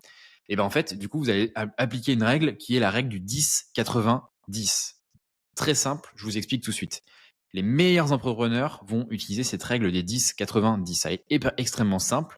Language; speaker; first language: French; native; French